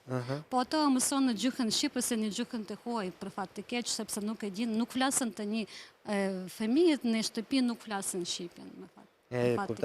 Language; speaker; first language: Albanian; early bilingual, heritage; Albanian